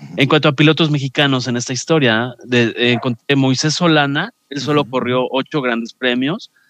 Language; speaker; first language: Spanish; native; Spanish